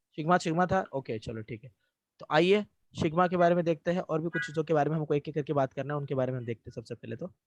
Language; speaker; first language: Hindi; non-native, local second language; Marathi